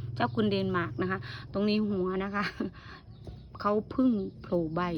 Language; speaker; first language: Thai; non-native, local second language; Northeastern Thai